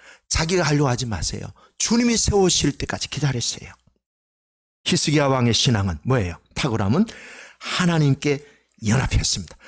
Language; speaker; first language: Korean; native; Korean